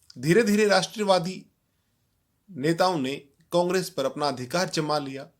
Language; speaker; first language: Hindi; native; Hindi